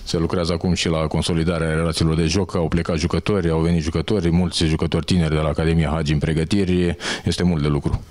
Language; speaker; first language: Romanian; native; Romanian